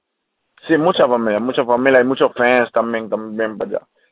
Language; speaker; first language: Spanish; early bilingual, heritage; English